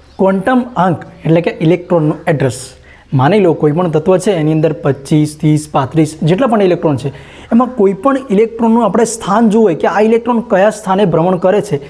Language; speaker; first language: Gujarati; native; Gujarati